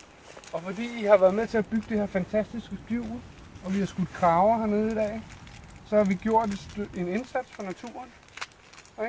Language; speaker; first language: Danish; native; Danish